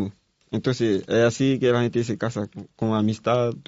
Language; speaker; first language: Spanish; non-native, learner; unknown